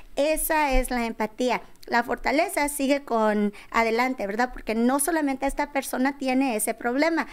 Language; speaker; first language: Spanish; early bilingual, heritage; Spanish